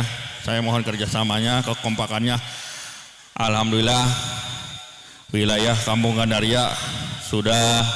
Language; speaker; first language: Indonesian; native; Indonesian